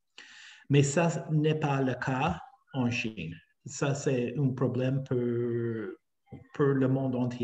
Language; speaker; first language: French; non-native, fluent; English